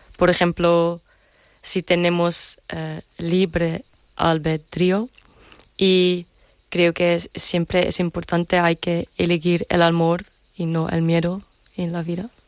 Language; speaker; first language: Spanish; non-native, learner; English